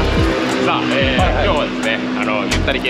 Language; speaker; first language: Japanese; native; Japanese